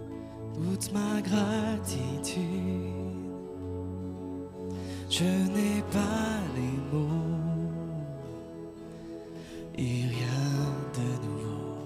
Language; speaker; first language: French; native; French